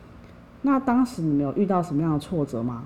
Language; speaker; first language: Chinese; native; Chinese